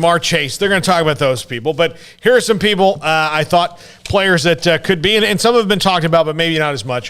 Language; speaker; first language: English; native; English